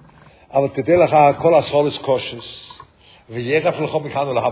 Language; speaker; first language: Hebrew; non-native, fluent; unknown